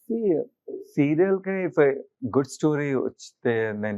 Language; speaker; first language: Telugu; non-native, learner; Hindi